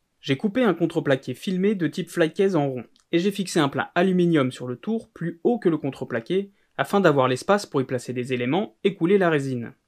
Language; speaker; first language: French; native; French